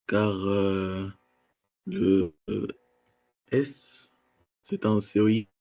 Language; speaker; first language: French; non-native, learner; Arabic